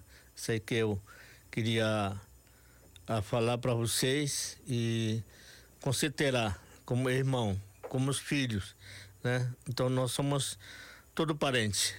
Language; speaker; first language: Portuguese; non-native, local second language; Yanomámi